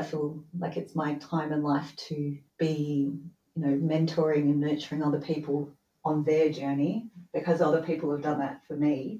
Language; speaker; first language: English; native; English